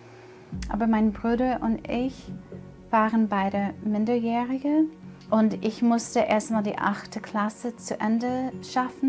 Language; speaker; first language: German; non-native, fluent; English